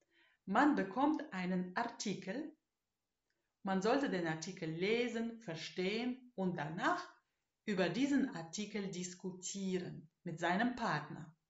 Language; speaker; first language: German; non-native, fluent; Russian